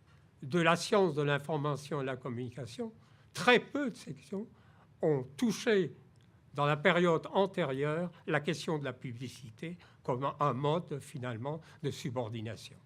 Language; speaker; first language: French; native; French